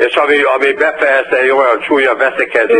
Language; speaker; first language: Hungarian; early bilingual, heritage; Portuguese